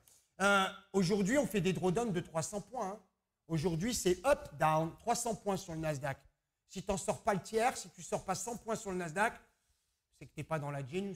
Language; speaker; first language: French; native; French